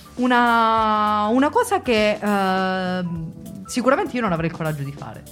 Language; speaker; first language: Italian; native; Italian